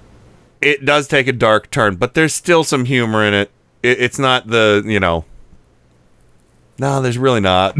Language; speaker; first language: English; native; English